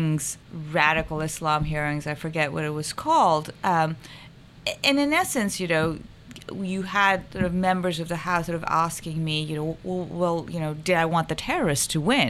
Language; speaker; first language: English; non-native, local second language; Urdu